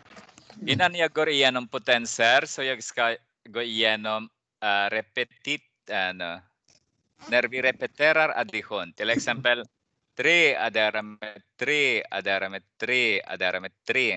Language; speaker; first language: Swedish; non-native, fluent; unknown